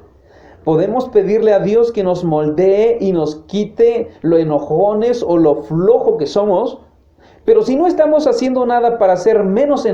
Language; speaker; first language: Spanish; native; Spanish